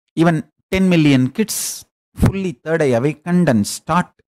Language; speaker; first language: English; non-native, local second language; Tamil